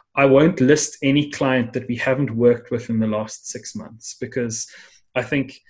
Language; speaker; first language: English; native; English